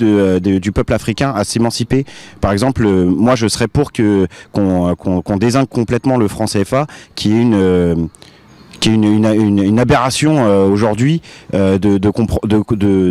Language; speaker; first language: French; native; French